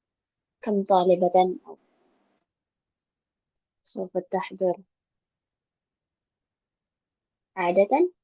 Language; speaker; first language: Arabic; non-native, fluent; Indonesian